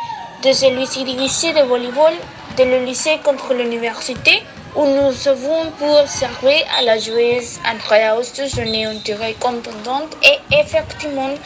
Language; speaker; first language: French; non-native, learner; Spanish